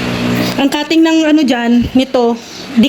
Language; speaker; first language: Filipino; native; Filipino